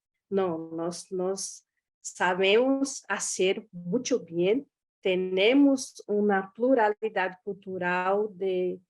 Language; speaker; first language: Spanish; non-native, fluent; Guarani